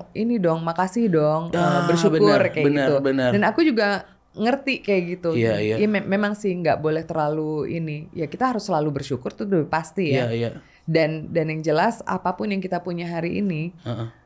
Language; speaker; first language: Indonesian; native; Indonesian